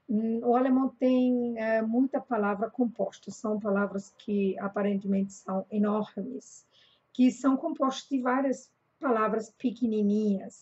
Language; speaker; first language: Portuguese; non-native, fluent; German